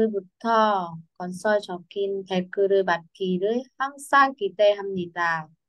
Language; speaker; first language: Korean; non-native, learner; Vietnamese